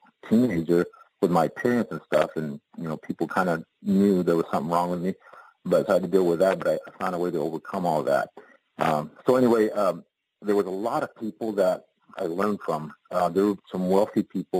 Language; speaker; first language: English; native; English